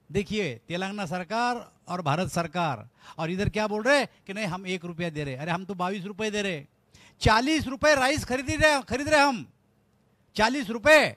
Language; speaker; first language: Hindi; non-native, local second language; Marathi